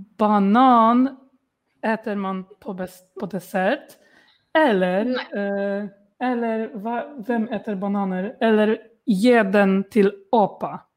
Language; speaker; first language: Swedish; non-native, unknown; Polish